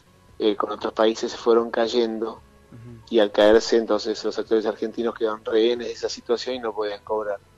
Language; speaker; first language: Spanish; native; Spanish